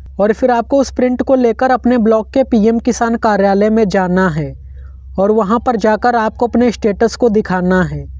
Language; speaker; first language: Hindi; non-native, local second language; Marathi